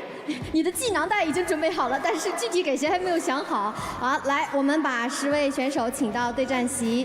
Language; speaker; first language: Chinese; native; Chinese